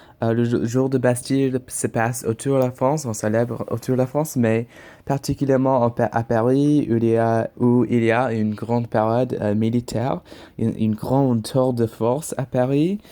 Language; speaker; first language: French; non-native, learner; English